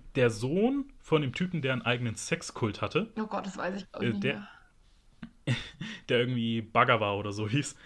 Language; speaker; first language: German; native; German